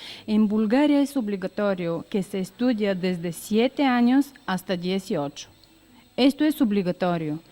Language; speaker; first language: Spanish; non-native, learner; Bulgarian